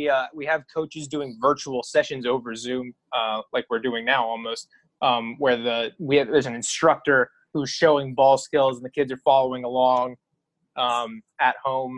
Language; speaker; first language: English; native; English